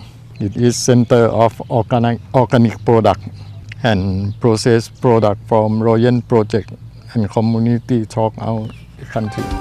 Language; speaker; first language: English; non-native, learner; Thai